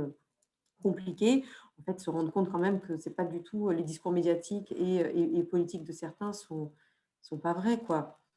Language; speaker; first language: French; native; French